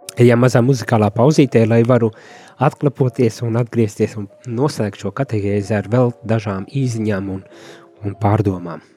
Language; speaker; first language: Latvian; native; Latvian